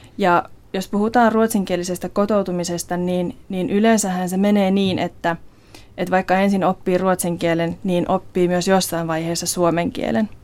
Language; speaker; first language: Finnish; non-native, local second language; Swedish